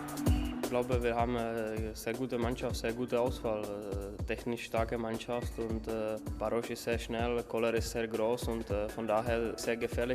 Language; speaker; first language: German; non-native, fluent; Czech